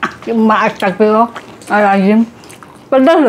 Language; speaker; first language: Spanish; non-native, learner; Indonesian